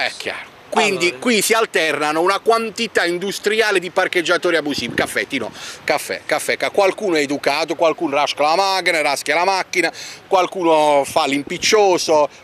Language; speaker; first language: Italian; native; Italian